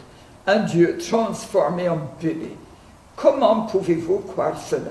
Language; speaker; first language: French; non-native, fluent; English